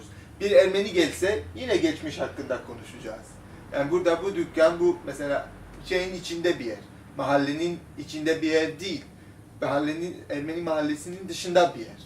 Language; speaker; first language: Turkish; non-native, local second language; Armenian